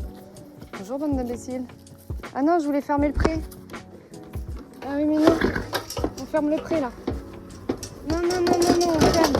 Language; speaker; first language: French; native; French